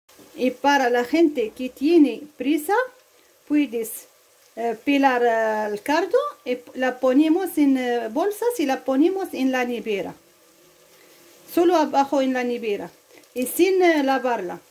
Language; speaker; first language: Spanish; non-native, fluent; Arabic